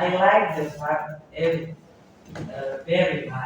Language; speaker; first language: English; non-native, learner; Indonesian